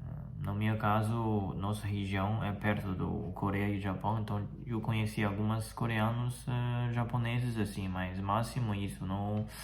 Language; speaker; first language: Portuguese; non-native, fluent; Chinese